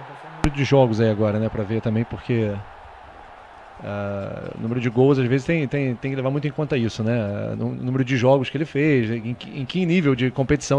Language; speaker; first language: Portuguese; native; Portuguese